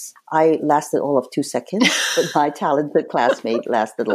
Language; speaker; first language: English; native; English